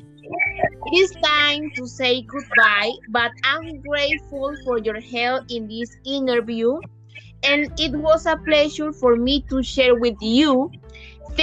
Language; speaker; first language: English; non-native, learner; Spanish